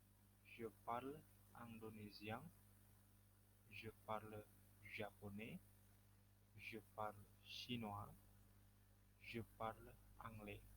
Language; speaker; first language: French; non-native, fluent; Indonesian